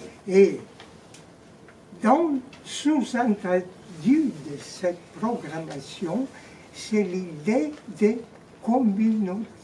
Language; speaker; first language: French; non-native, fluent; Greek